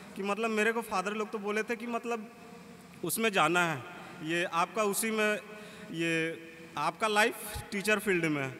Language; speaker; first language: Hindi; native; Hindi